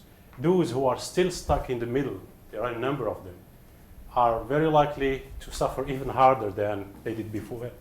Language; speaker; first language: English; non-native, fluent; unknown